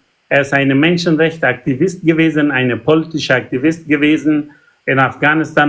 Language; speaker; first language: German; non-native, learner; Persian